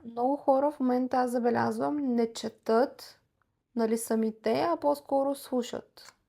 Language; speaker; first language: Bulgarian; non-native, local second language; Turkish